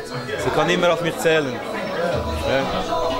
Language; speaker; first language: German; early bilingual, other home language; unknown